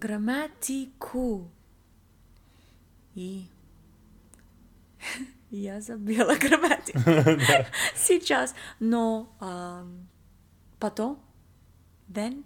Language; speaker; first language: Russian; non-native, learner; English